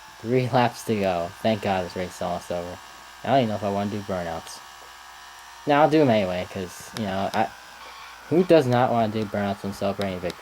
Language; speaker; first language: English; native; English